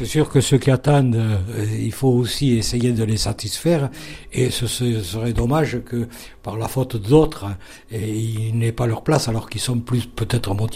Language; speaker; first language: French; native; French